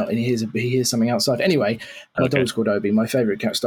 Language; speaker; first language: English; native; English